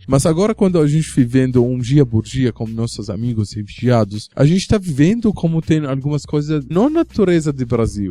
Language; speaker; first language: Portuguese; non-native, learner; Arabic